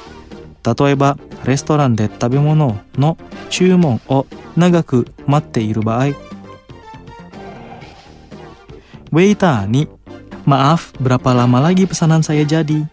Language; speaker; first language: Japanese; non-native, fluent; Indonesian